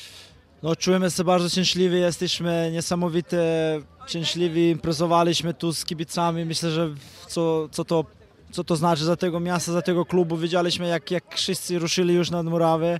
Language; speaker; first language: Polish; non-native, fluent; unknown